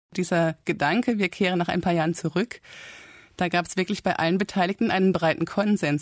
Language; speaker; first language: German; native; German